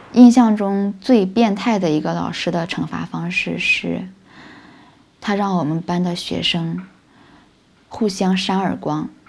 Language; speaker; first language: Chinese; native; Chinese